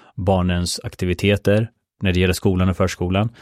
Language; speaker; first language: Swedish; early bilingual, other home language; Spanish